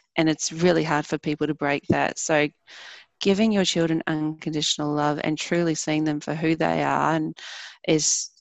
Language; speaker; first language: English; native; English